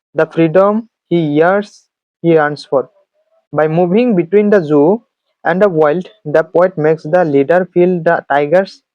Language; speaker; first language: English; non-native, local second language; Assamese